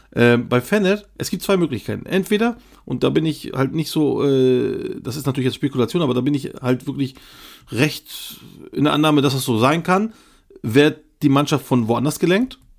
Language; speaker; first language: German; early bilingual, other home language; Turkish